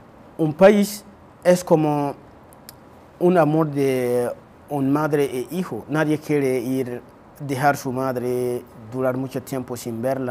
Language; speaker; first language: Spanish; non-native, fluent; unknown